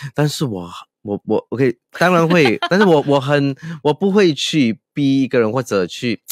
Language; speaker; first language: Chinese; non-native, local second language; Tamil